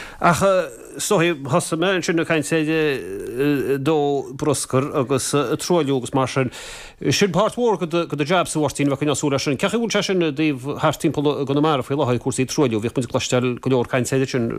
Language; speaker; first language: Irish; native; Irish